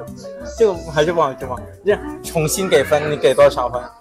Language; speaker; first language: Chinese; early bilingual, heritage; Vietnamese